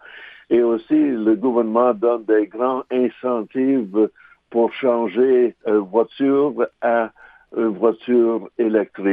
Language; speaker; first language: French; non-native, local second language; English